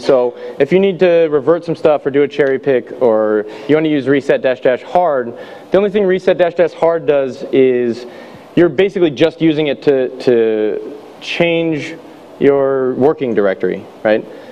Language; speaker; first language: English; native; English